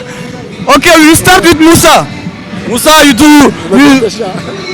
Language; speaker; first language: English; non-native, learner; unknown